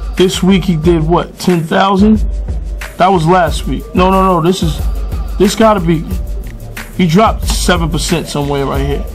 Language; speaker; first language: English; native; English